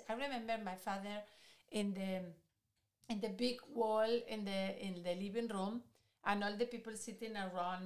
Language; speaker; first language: English; non-native, fluent; Spanish